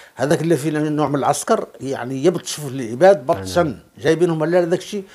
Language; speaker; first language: Arabic; native; Arabic